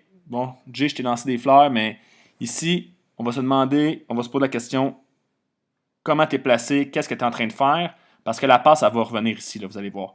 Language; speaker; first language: French; native; French